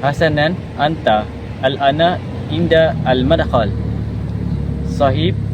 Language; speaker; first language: Arabic; non-native, learner; Malay